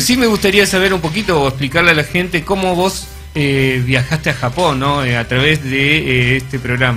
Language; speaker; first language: Spanish; native; Spanish